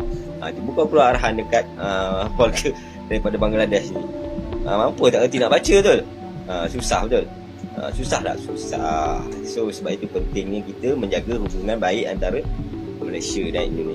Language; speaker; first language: Malay; native; Malay